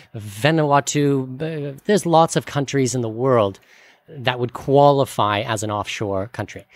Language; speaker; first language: English; native; English